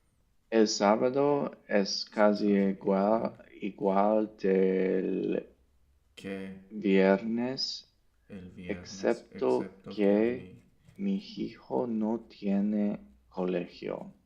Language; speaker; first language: Spanish; non-native, learner; English